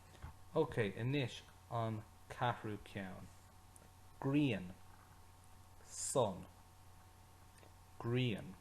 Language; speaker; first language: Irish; non-native, local second language; English